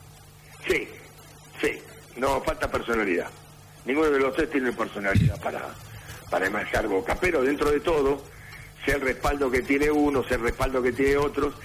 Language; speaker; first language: Spanish; native; Spanish